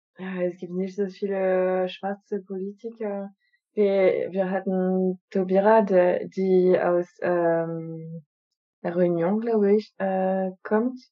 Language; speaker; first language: German; non-native, fluent; French